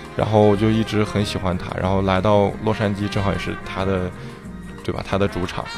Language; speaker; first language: Chinese; native; Chinese